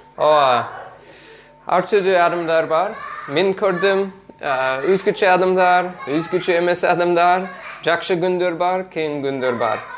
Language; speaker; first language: Kyrgyz; non-native, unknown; English